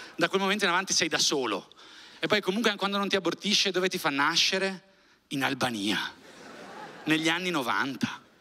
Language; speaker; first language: Italian; early bilingual, other home language; Albanian